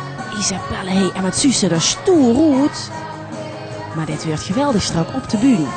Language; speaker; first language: Dutch; native; Dutch